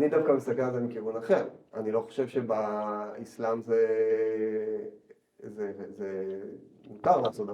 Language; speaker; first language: Hebrew; native; Hebrew